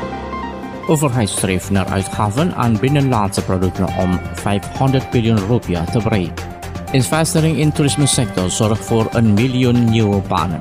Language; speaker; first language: Dutch; non-native, fluent; Indonesian